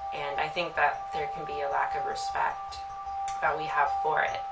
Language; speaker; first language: English; native; English